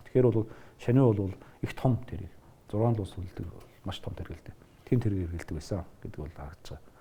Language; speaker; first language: Mongolian; native; Mongolian